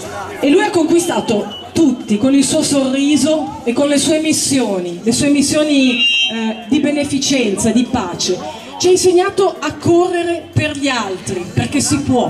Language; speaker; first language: Italian; native; Italian